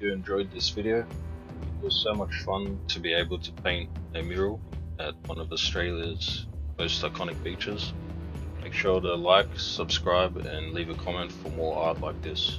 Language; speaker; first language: English; native; English